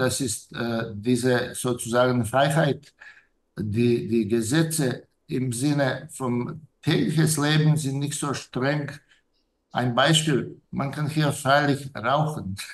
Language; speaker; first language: German; non-native, fluent; Serbian